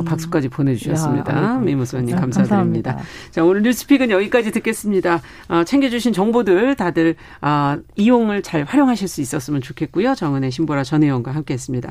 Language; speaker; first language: Korean; native; Korean